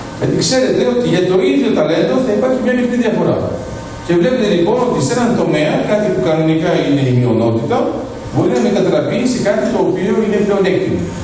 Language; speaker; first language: Greek; early bilingual, heritage; Greek